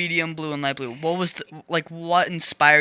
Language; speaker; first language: English; native; English